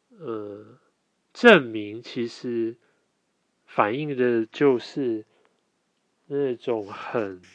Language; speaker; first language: Chinese; native; Chinese